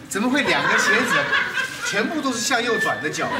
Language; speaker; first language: Chinese; native; Chinese